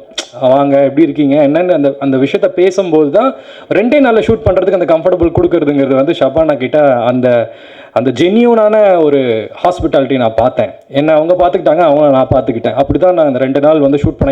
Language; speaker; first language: Tamil; native; Tamil